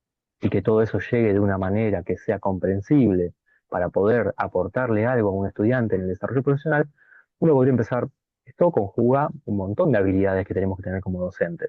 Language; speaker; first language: Spanish; native; Spanish